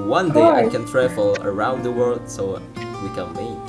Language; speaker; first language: English; non-native, learner; Indonesian